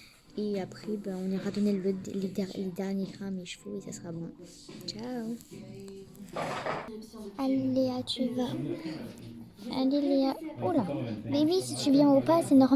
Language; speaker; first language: French; native; French